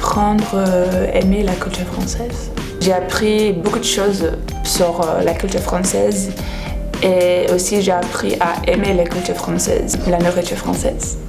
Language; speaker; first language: French; non-native, fluent; English